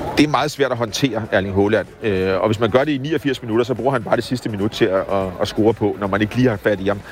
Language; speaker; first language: Danish; native; Danish